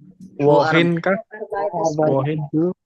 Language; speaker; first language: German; non-native, learner; Indonesian